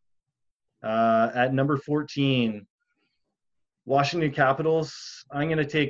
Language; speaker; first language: English; native; English